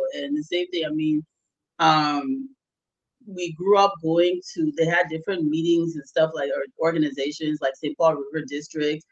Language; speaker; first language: English; early bilingual, other home language; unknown